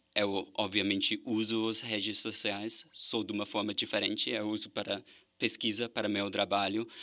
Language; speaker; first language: Portuguese; non-native, fluent; German